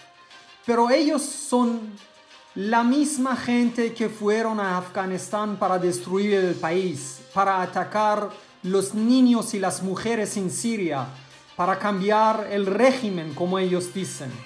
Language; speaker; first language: Spanish; non-native, learner; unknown